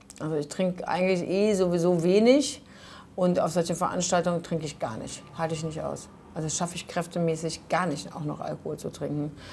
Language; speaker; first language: German; early bilingual, other home language; Croatian